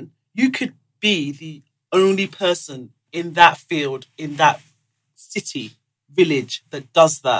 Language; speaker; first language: English; non-native, local second language; Yoruba